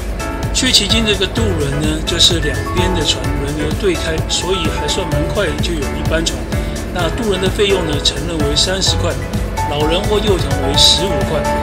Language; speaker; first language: Chinese; native; Chinese